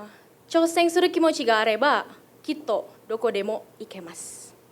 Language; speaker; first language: Japanese; non-native, fluent; Indonesian